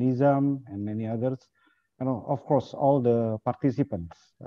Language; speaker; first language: English; non-native, fluent; Indonesian